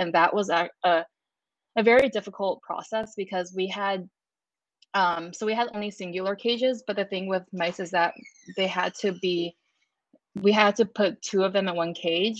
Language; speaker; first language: English; native; English